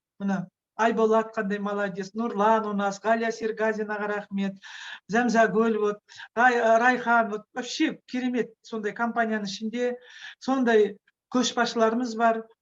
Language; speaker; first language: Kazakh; non-native, local second language; Russian